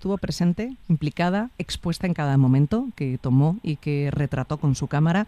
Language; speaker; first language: Spanish; native; Spanish